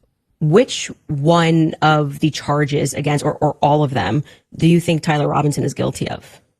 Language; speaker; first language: English; native; English